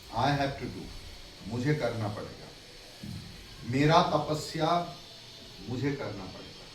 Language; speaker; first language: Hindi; non-native, local second language; Bangla